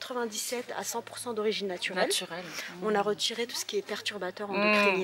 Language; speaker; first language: French; native; French